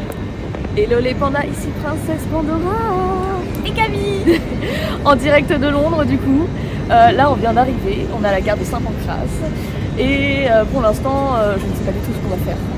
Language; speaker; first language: French; native; French